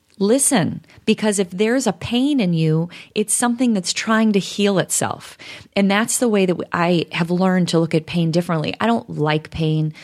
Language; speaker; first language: English; native; English